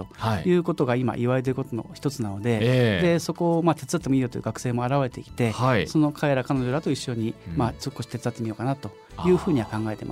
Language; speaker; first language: Japanese; native; Japanese